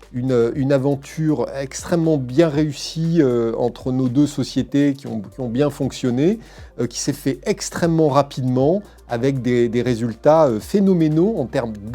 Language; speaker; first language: French; native; French